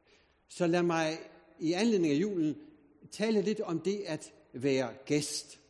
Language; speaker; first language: Danish; native; Danish